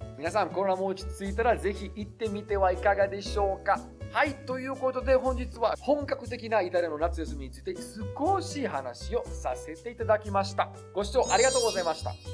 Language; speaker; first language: Japanese; non-native, fluent; Italian